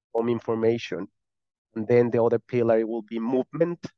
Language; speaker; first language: English; non-native, fluent; Spanish